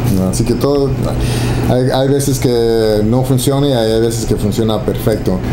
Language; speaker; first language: Spanish; early bilingual, heritage; Spanish